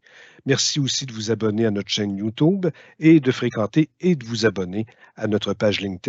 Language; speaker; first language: French; native; French